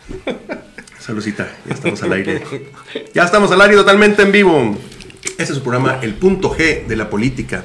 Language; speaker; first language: Spanish; native; Spanish